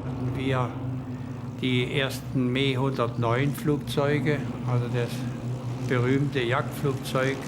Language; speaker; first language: German; native; German